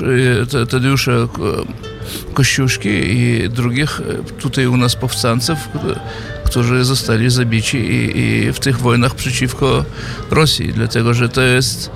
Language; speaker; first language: Polish; non-native, fluent; Yiddish